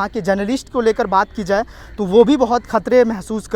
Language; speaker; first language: Hindi; native; Hindi